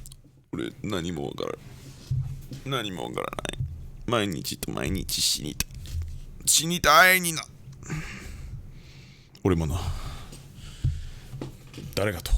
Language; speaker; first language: Japanese; non-native, learner; English